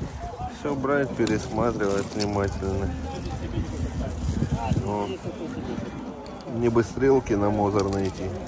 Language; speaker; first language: Russian; native; Russian